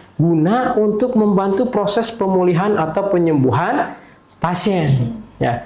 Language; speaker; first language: Indonesian; native; Indonesian